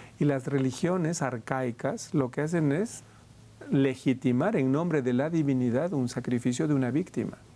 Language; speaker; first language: Spanish; native; Spanish